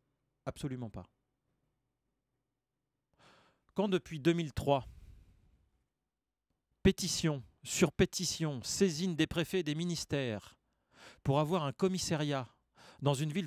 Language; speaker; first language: French; native; French